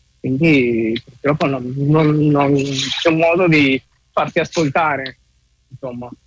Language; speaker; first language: Italian; non-native, fluent; Spanish